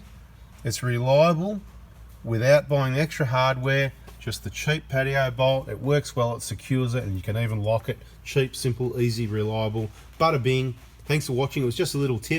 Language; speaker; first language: English; native; English